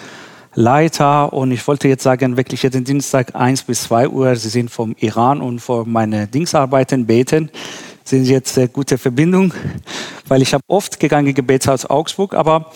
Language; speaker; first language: German; non-native, learner; Persian